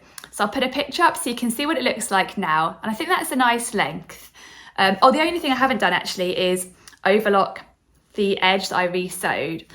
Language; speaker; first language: English; native; English